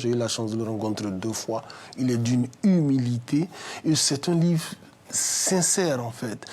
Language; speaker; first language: French; native; French